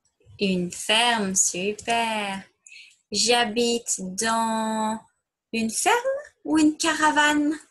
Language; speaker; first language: French; non-native, fluent; English